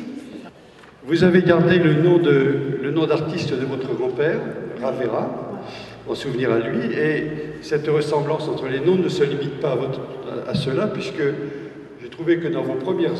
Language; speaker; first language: French; native; French